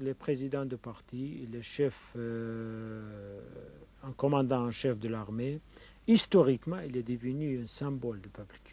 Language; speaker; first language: French; non-native, fluent; Kurdish